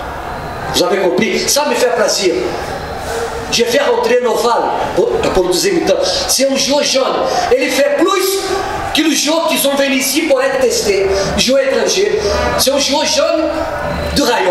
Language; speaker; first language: French; non-native, fluent; Portuguese